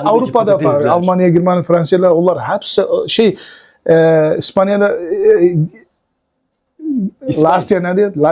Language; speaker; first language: Turkish; non-native, learner; Uyghur